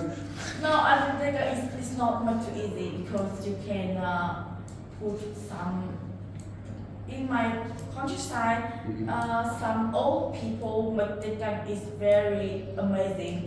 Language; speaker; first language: English; non-native, learner; Vietnamese